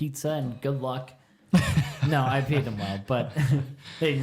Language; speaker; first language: English; native; English